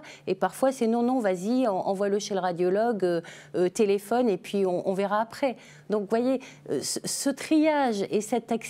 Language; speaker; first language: French; native; French